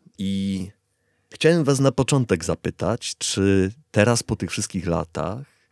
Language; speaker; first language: Polish; native; Polish